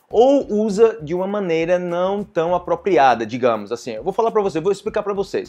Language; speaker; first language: Portuguese; native; Portuguese